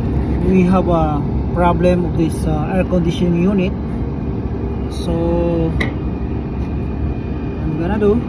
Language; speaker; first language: English; non-native, learner; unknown